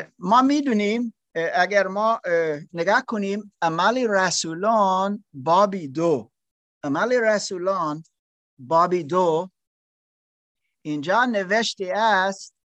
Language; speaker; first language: Persian; non-native, learner; German